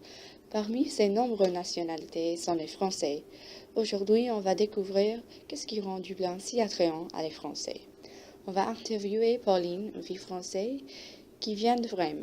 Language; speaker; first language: French; non-native, learner; English